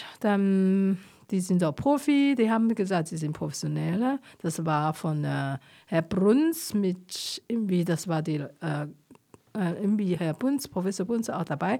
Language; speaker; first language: German; non-native, fluent; Chinese